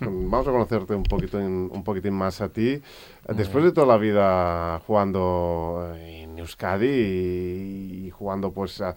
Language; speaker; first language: Spanish; non-native, local second language; Catalan